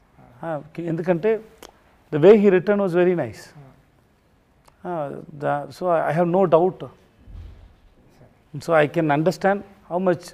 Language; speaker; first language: Telugu; non-native, learner; Tamil